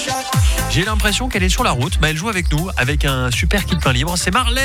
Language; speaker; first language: French; native; French